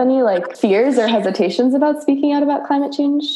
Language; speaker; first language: English; native; English